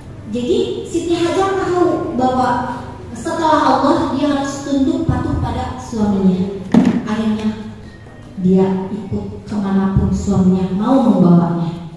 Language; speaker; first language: Indonesian; non-native, local second language; Sundanese